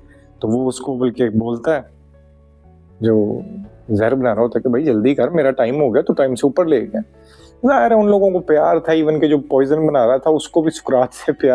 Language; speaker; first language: Hindi; non-native, local second language; Punjabi